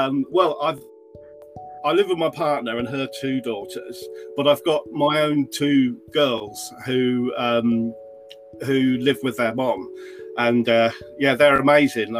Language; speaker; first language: English; native; English